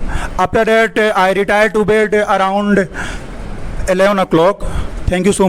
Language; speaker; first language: English; non-native, learner; Hindi